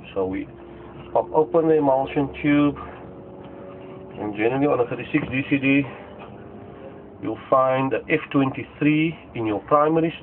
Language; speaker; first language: English; native; English